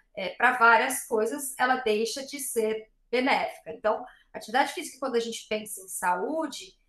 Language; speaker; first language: Portuguese; native; Portuguese